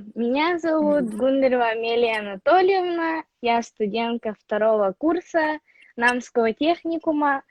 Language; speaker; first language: Russian; non-native, local second language; Yakut